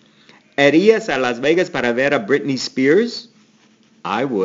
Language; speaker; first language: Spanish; non-native, fluent; English